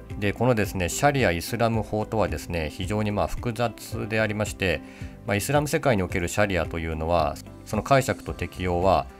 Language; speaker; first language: Japanese; native; Japanese